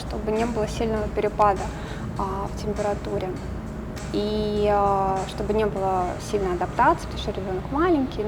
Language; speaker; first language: Russian; native; Russian